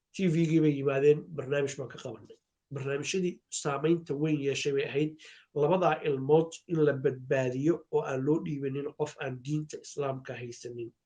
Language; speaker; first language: Somali; native; Somali